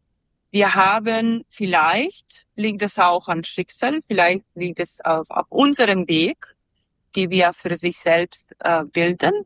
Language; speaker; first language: German; non-native, learner; Serbian